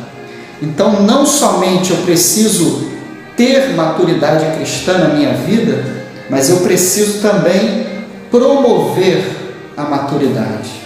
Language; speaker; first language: Portuguese; native; Portuguese